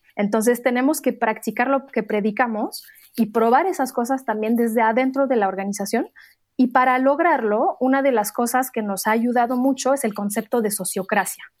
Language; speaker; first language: Spanish; non-native, fluent; Arabic